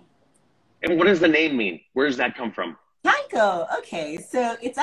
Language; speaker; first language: English; non-native, local second language; Igbo